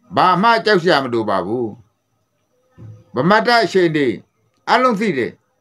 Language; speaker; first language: Burmese; native; Burmese